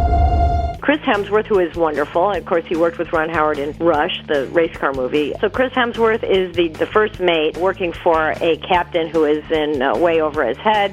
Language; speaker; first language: English; native; English